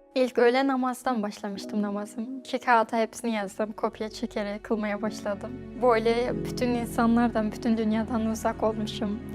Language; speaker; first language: Turkish; non-native, fluent; Mongolian